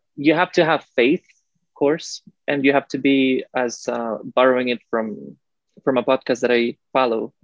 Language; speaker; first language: English; non-native, fluent; Spanish